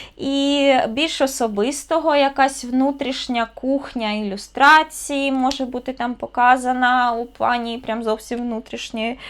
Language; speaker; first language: Ukrainian; non-native, local second language; Russian